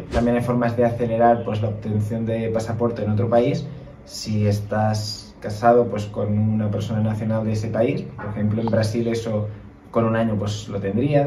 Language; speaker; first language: Spanish; native; Spanish